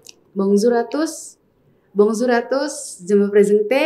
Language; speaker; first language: French; non-native, learner; Indonesian